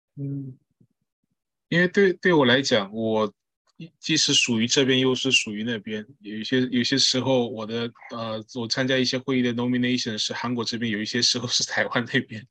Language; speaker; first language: Chinese; early bilingual, heritage; Chinese